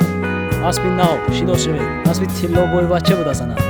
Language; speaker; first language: Persian; native; Persian